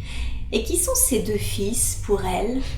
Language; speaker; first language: French; native; French